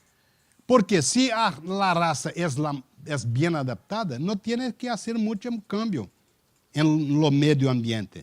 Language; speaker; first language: Spanish; non-native, learner; Portuguese